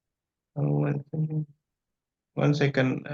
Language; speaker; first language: English; non-native, fluent; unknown